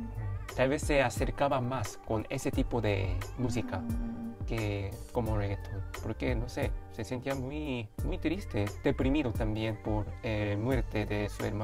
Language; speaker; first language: Spanish; non-native, fluent; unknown